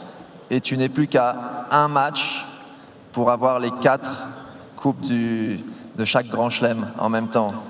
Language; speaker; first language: French; native; French